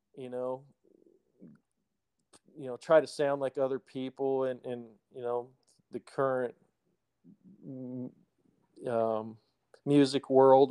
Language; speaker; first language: English; native; English